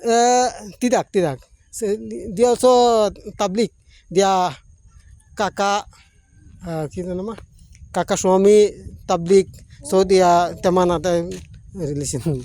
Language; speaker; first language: Indonesian; non-native, learner; Bangla